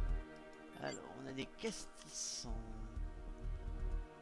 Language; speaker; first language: French; native; French